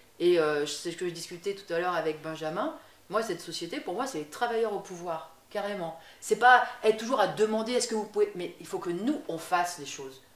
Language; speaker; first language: French; native; French